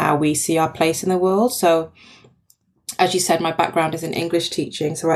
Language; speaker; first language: English; native; English